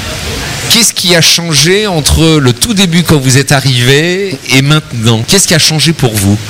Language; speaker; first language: French; native; French